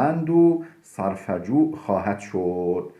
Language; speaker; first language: Persian; non-native, fluent; Turkish